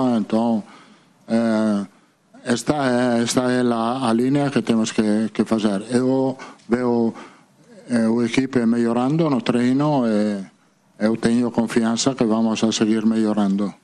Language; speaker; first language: Portuguese; non-native, fluent; Italian